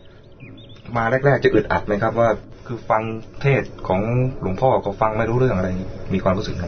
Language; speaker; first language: Thai; native; Thai